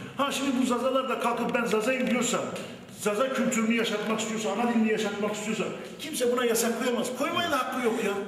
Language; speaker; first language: Turkish; native; Turkish